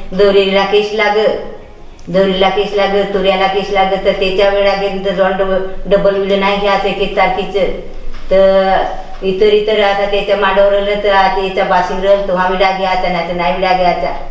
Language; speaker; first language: Marathi; non-native, local second language; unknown